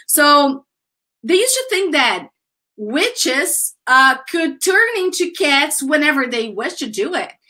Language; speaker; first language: English; non-native, fluent; Portuguese